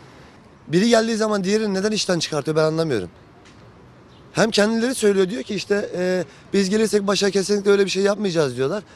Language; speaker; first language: Turkish; native; Turkish